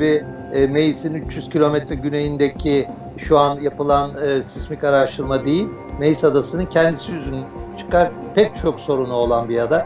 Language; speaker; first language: Turkish; native; Turkish